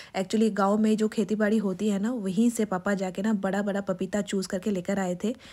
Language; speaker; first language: Hindi; non-native, local second language; Bangla